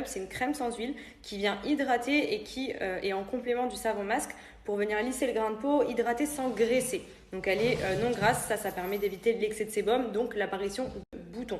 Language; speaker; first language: French; native; French